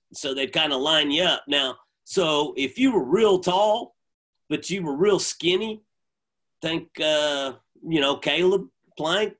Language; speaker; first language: English; native; English